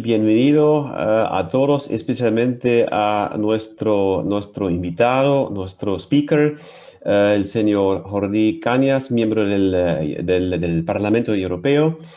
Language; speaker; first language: Spanish; non-native, fluent; German